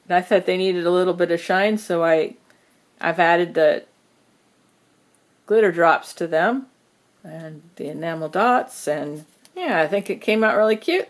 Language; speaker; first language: English; native; English